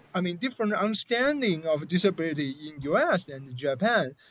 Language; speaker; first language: English; non-native, fluent; Chinese